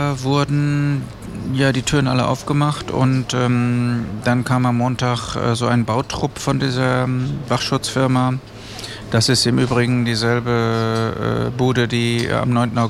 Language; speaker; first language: German; native; German